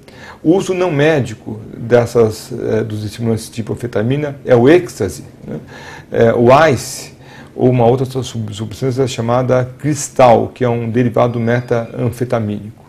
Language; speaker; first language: Portuguese; native; Portuguese